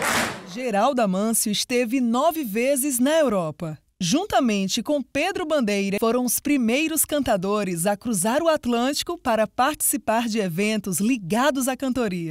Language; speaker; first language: Portuguese; native; Portuguese